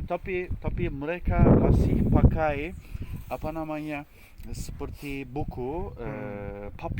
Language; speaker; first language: Indonesian; non-native, fluent; Turkish